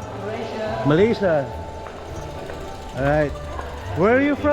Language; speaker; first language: English; non-native, local second language; Filipino